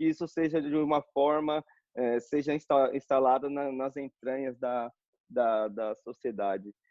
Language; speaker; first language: Portuguese; native; Portuguese